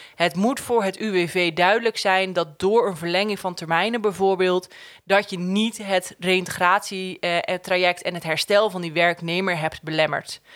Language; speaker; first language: Dutch; native; Dutch